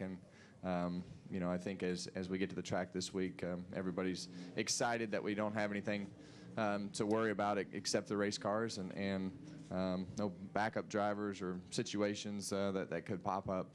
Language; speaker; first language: English; native; English